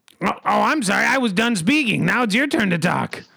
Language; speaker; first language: English; native; English